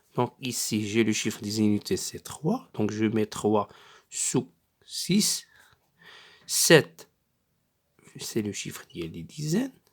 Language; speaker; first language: French; non-native, local second language; Arabic